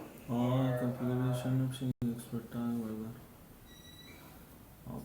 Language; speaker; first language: English; non-native, learner; Spanish